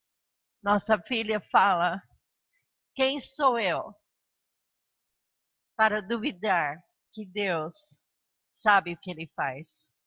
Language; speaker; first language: Portuguese; non-native, fluent; English